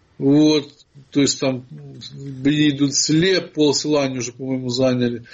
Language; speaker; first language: Russian; non-native, local second language; Ukrainian